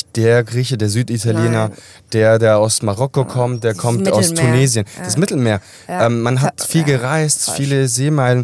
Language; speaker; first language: German; early bilingual, other home language; Italian